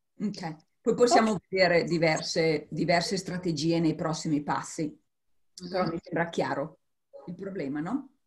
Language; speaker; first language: Italian; early bilingual, heritage; Italian